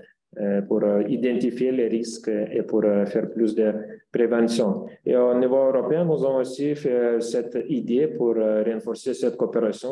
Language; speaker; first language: French; non-native, fluent; Lithuanian